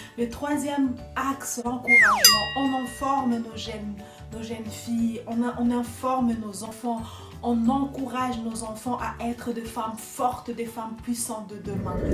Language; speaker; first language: French; non-native, local second language; Lingala